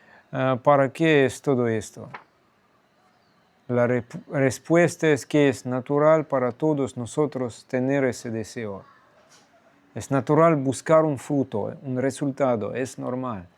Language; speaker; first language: Spanish; non-native, fluent; Russian